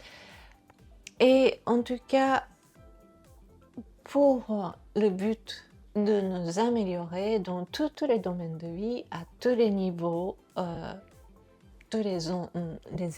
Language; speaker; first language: French; non-native, fluent; Japanese